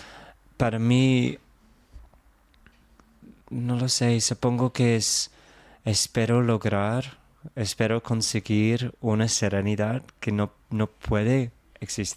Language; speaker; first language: Spanish; non-native, fluent; English